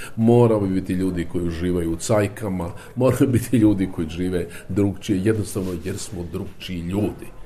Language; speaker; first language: Croatian; native; Croatian